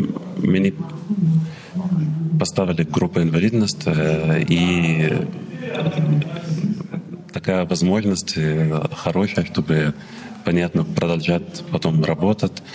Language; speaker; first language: Russian; non-native, learner; Arabic